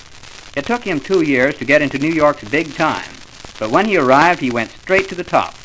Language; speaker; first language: English; native; English